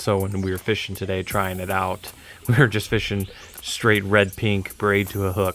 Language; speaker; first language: English; native; English